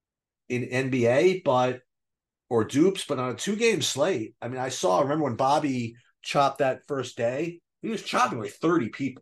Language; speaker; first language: English; native; English